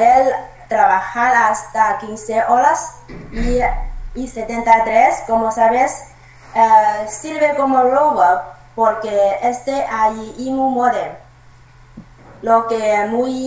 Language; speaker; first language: Spanish; non-native, learner; Chinese